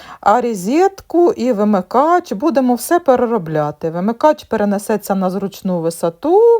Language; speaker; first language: Ukrainian; native; Ukrainian